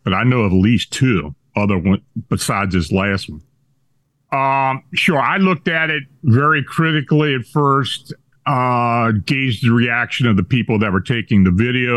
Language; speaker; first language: English; native; English